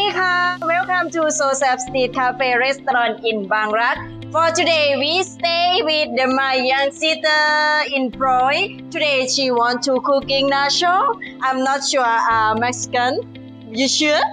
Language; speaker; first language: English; non-native, learner; Thai